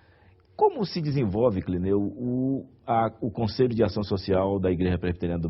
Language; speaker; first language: Portuguese; native; Portuguese